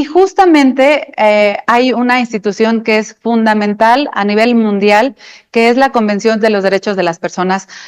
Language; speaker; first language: Spanish; native; Spanish